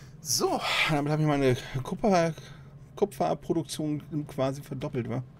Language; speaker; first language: German; native; German